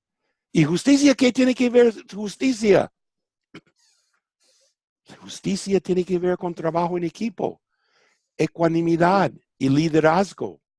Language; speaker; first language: Spanish; non-native, fluent; English